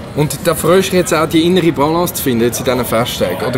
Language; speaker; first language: German; native; German